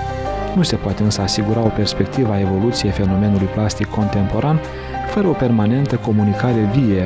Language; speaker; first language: Romanian; native; Romanian